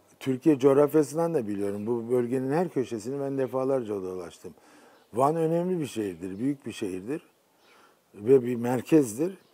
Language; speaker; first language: Turkish; native; Turkish